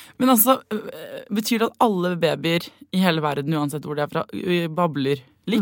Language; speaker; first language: Norwegian; native; Norwegian